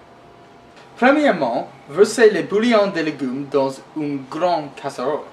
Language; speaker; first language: French; non-native, learner; English